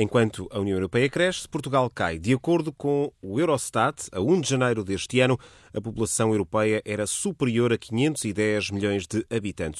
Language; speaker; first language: Portuguese; native; Portuguese